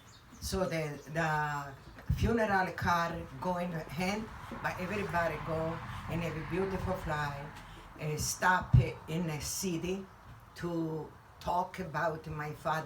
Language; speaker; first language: English; non-native, learner; Italian